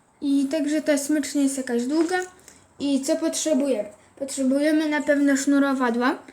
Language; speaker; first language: Polish; native; Polish